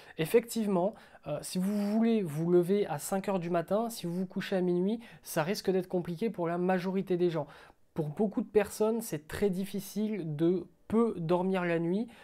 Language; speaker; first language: French; native; French